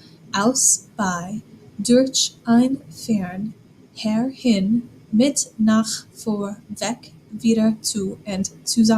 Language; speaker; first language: German; non-native, fluent; English